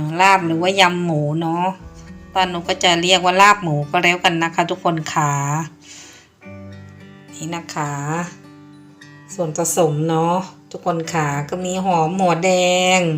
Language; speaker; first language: Thai; non-native, local second language; Northeastern Thai